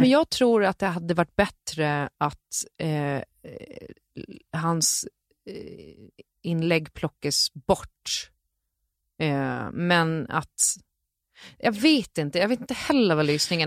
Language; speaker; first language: Swedish; native; Swedish